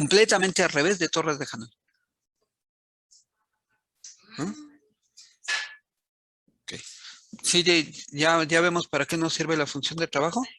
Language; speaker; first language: Spanish; native; Spanish